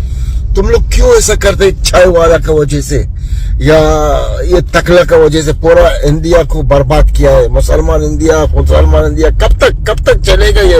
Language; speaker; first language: Hindi; non-native, learner; Arabic